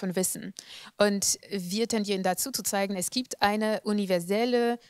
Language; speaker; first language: German; non-native, fluent; French